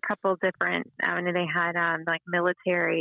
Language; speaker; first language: English; native; English